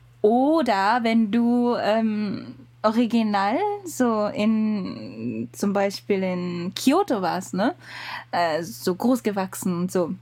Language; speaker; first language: German; non-native, learner; Japanese